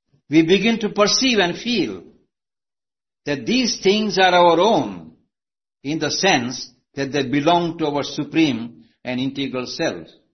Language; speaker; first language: English; non-native, local second language; Gujarati